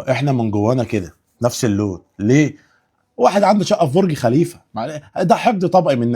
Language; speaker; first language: Arabic; native; Arabic